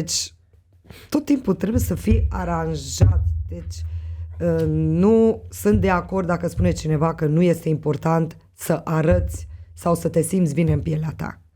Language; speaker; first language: Romanian; non-native, local second language; Hungarian